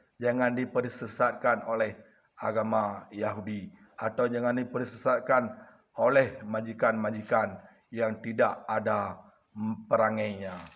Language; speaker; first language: Malay; non-native, local second language; Achinese